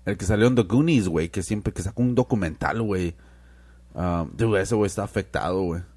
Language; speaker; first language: Spanish; early bilingual, heritage; Spanish